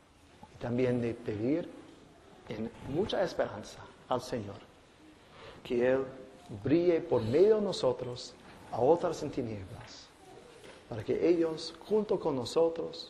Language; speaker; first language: Spanish; non-native, fluent; English